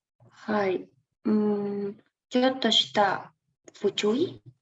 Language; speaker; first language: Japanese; non-native, learner; Indonesian